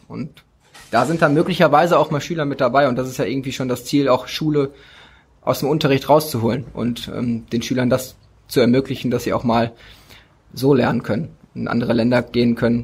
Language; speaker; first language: German; native; German